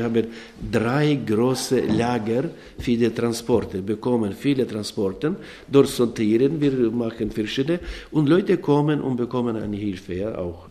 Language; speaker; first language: German; non-native, learner; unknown